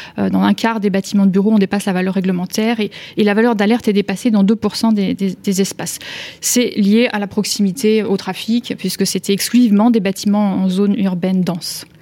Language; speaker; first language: French; native; French